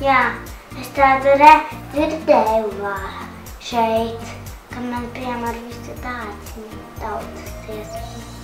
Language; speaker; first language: Latvian; early bilingual, heritage; Latvian